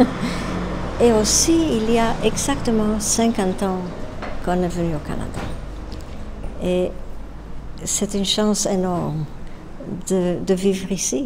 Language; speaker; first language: French; non-native, fluent; Romanian